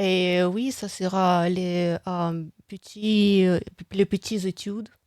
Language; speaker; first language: French; non-native, fluent; Russian